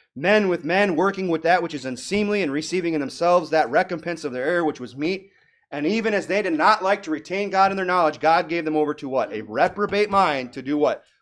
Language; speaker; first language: English; native; English